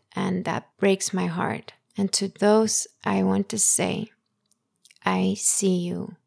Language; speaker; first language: English; early bilingual, other home language; Persian